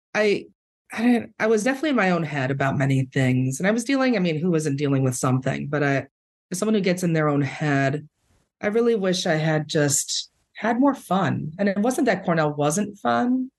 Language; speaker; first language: English; early bilingual, other home language; Spanish